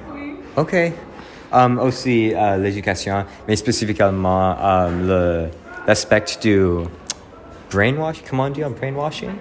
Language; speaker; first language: French; non-native, learner; English